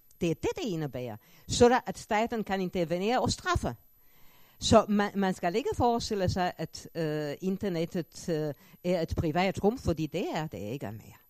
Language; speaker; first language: Danish; non-native, fluent; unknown